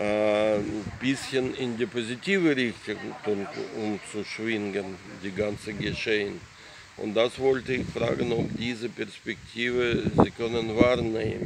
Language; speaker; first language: German; non-native, fluent; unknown